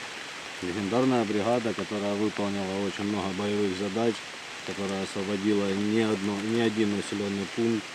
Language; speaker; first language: Russian; native; Russian